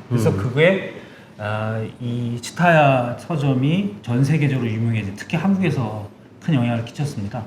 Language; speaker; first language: Korean; native; Korean